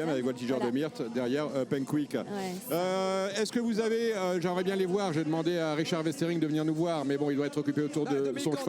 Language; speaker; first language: French; native; French